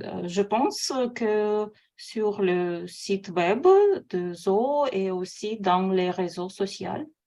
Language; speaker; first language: French; non-native, fluent; Russian